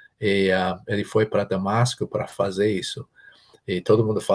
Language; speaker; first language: Portuguese; non-native, fluent; English